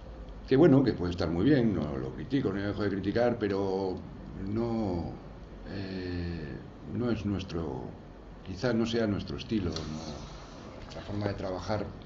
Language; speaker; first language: Spanish; native; Spanish